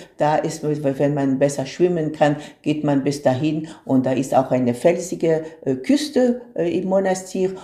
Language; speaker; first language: German; non-native, fluent; Arabic